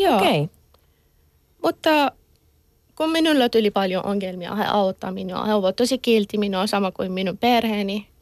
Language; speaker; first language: Finnish; non-native, learner; Persian